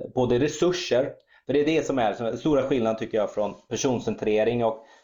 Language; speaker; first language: Swedish; early bilingual, other home language; German